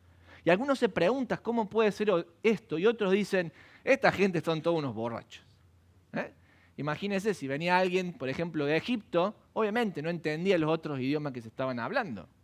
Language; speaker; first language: Spanish; native; Spanish